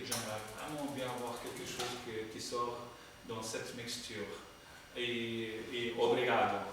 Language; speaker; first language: French; non-native, fluent; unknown